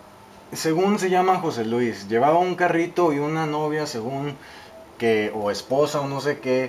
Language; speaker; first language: Spanish; native; Spanish